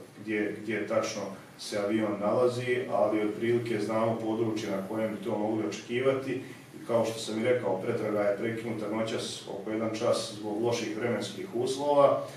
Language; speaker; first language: Bosnian; native; Bosnian